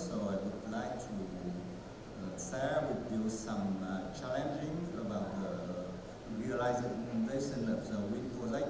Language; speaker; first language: English; non-native, learner; Vietnamese